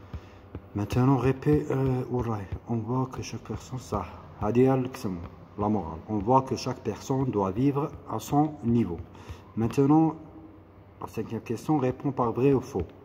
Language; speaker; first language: French; non-native, local second language; Arabic